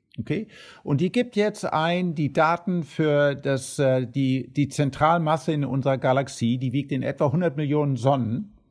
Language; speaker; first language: German; early bilingual, heritage; German